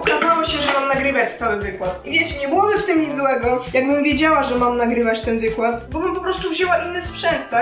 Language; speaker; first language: Polish; native; Polish